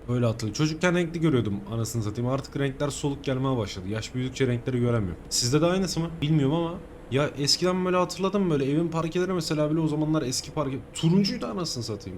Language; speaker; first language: Turkish; native; Turkish